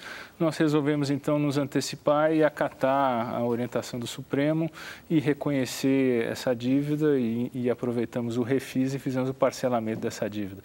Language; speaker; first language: Portuguese; native; Portuguese